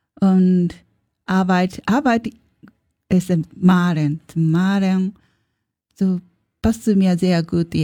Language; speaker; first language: German; non-native, learner; Japanese